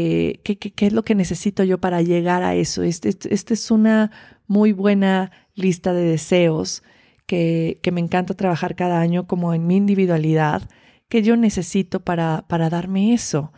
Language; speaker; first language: Spanish; native; Spanish